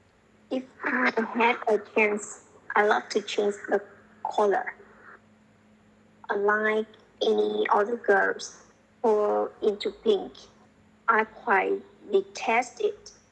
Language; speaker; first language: English; non-native, learner; Vietnamese